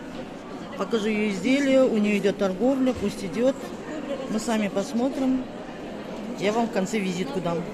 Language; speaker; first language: Russian; non-native, local second language; Kazakh